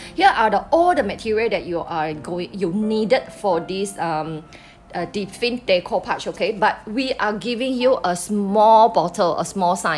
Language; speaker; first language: English; non-native, local second language; Chinese